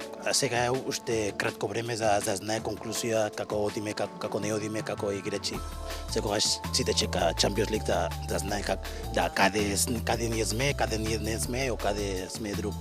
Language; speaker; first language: Macedonian; non-native, learner; Spanish